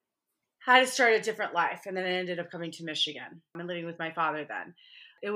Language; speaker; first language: English; early bilingual, other home language; Albanian